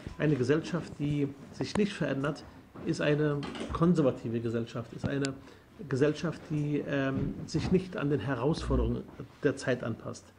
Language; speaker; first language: German; early bilingual, other home language; Arabic